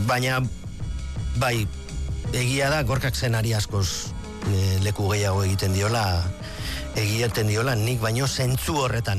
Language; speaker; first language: Basque; native; Basque